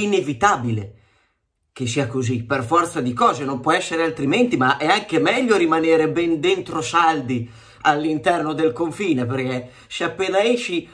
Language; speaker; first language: Italian; native; Italian